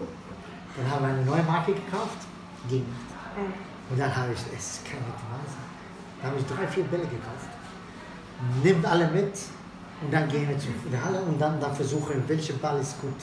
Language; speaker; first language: German; non-native, fluent; Swedish